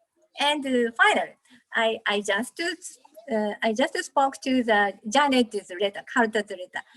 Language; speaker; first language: English; non-native, learner; Japanese